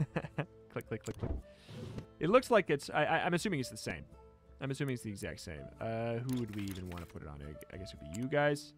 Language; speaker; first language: English; native; English